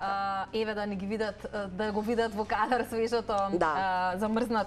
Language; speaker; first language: Macedonian; native; Macedonian